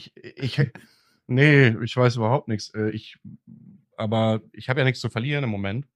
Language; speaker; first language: German; native; German